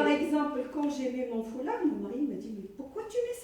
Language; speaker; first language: French; early bilingual, other home language; Arabic